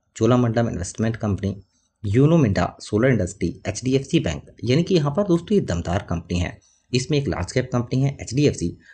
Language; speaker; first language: Hindi; native; Hindi